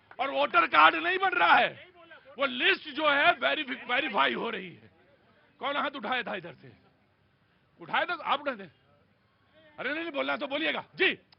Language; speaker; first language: Hindi; native; Hindi